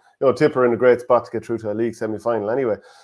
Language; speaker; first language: English; native; English